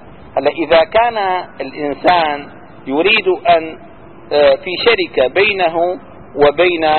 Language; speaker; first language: Arabic; native; Arabic